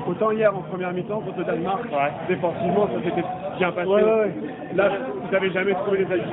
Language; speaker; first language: French; native; French